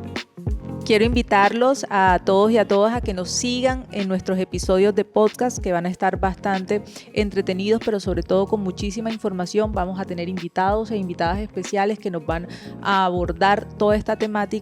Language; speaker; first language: Spanish; native; Spanish